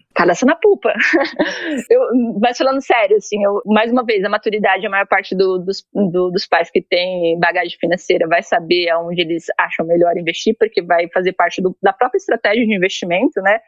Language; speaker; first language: Portuguese; native; Portuguese